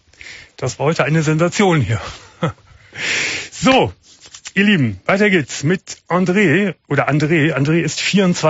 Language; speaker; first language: German; native; German